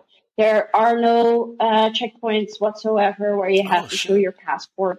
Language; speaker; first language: English; non-native, fluent; Dutch